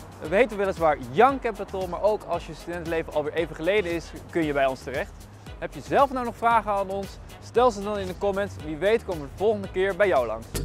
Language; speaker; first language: Dutch; native; Dutch